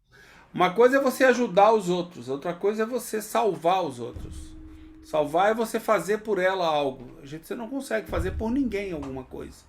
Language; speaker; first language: Portuguese; native; Portuguese